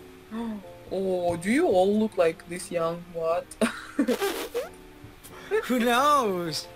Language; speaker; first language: English; non-native, fluent; Uzbek